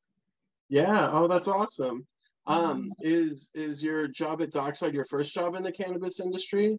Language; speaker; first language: English; native; English